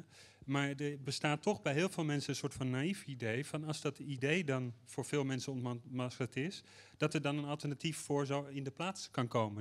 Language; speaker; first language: Dutch; native; Dutch